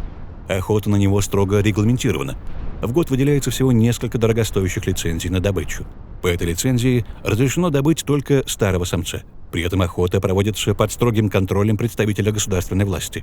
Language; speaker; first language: Russian; native; Russian